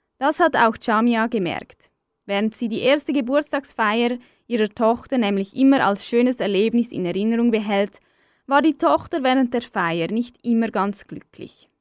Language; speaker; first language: German; native; German